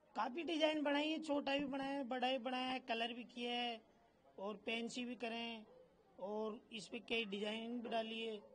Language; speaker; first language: Hindi; native; Hindi